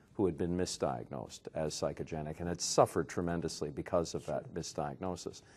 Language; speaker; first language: English; native; English